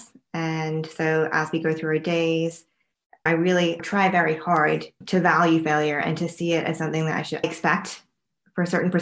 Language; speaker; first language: English; native; English